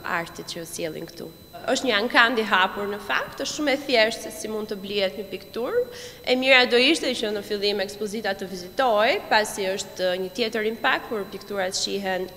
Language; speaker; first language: English; non-native, learner; Ukrainian